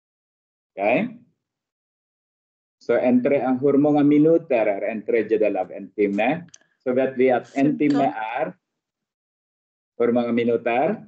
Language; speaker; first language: Swedish; non-native, fluent; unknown